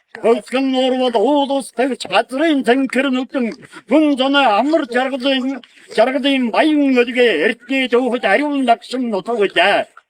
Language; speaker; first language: Mongolian; native; Mongolian